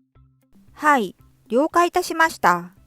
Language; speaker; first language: Japanese; non-native, fluent; Korean